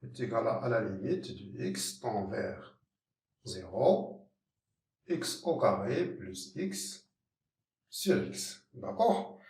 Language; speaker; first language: French; non-native, local second language; Arabic